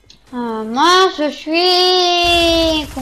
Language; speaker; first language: French; native; French